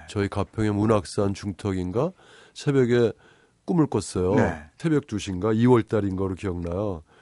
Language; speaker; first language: Korean; native; Korean